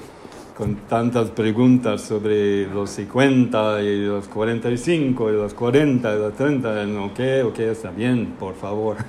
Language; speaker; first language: Spanish; non-native, fluent; English